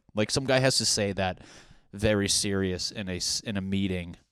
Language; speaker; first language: English; native; English